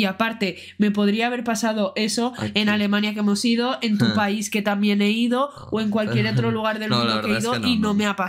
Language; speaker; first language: Spanish; native; Spanish